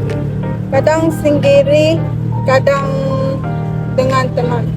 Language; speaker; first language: Indonesian; non-native, learner; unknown